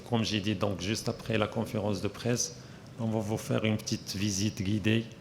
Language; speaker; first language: French; non-native, local second language; Arabic